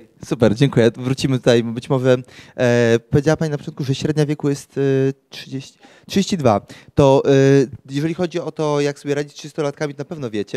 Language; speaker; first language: Polish; native; Polish